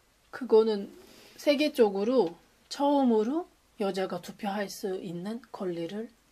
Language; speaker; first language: Korean; non-native, fluent; Turkish